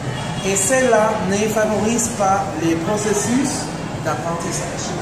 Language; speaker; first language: French; non-native, learner; Spanish